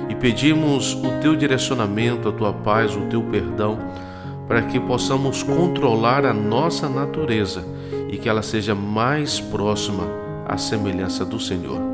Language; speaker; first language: Portuguese; native; Portuguese